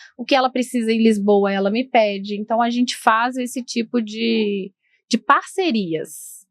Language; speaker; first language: Portuguese; native; Portuguese